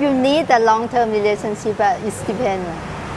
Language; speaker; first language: English; non-native, learner; Thai